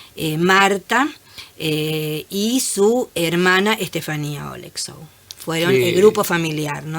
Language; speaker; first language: Spanish; native; Spanish